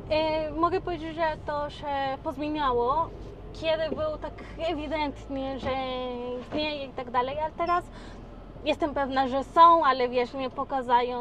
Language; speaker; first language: Polish; non-native, learner; Spanish